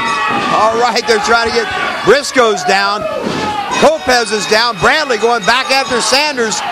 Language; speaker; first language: English; native; English